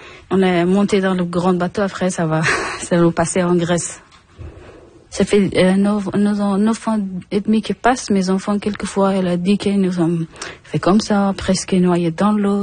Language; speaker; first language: French; non-native, learner; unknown